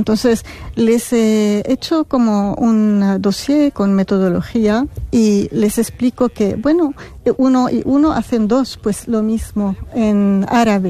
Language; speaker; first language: Spanish; non-native, fluent; Arabic